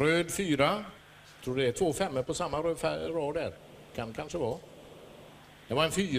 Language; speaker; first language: Swedish; native; Swedish